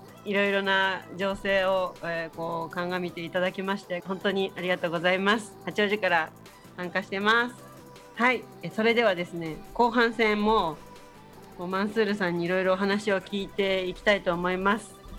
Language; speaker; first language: Japanese; native; Japanese